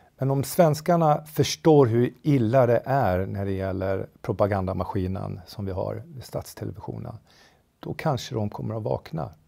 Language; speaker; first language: Swedish; native; Swedish